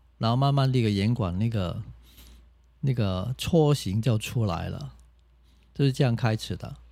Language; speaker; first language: Chinese; non-native, local second language; Cantonese